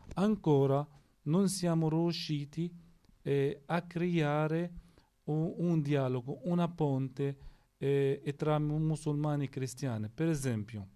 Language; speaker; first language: Italian; non-native, fluent; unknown